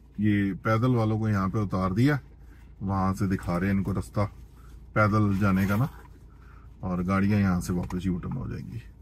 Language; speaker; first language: Hindi; non-native, local second language; Punjabi